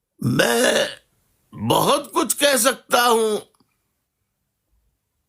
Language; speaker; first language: Urdu; native; Urdu